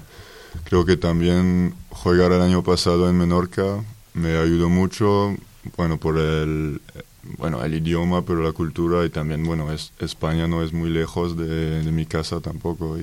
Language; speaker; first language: Spanish; non-native, fluent; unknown